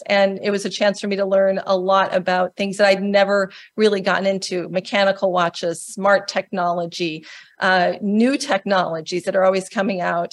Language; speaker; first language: English; native; English